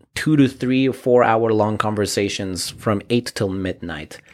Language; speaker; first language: English; early bilingual, other home language; Spanish